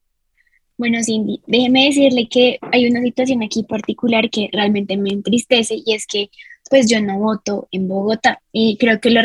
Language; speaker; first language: Spanish; native; Spanish